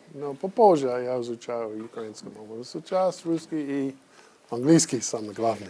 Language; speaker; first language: Russian; non-native, learner; English